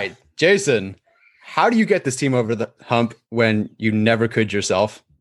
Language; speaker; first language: English; native; English